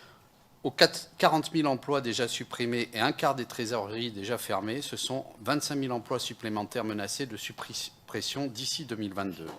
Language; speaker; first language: French; native; French